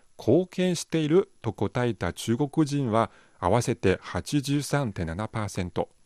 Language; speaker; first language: Japanese; non-native, fluent; Chinese